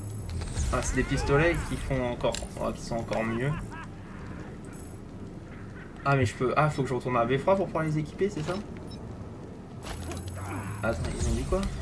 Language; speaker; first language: French; native; French